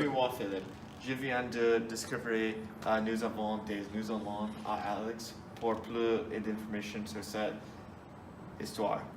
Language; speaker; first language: French; non-native, learner; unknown